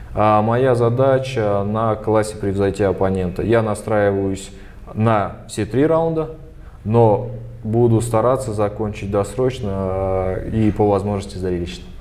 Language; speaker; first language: Russian; early bilingual, other home language; Armenian